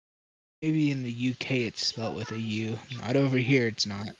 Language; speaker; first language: English; native; English